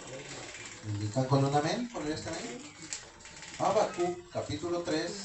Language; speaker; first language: Spanish; native; Spanish